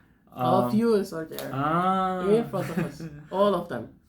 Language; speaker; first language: English; non-native, fluent; German